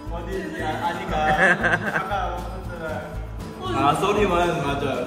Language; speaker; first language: Korean; non-native, learner; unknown